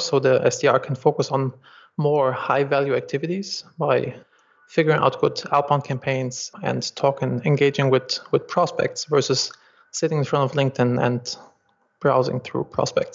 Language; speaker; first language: English; non-native, fluent; German